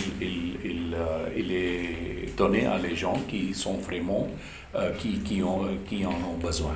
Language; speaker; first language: French; non-native, fluent; Urdu